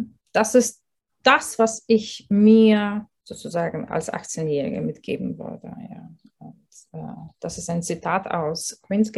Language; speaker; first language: German; non-native, fluent; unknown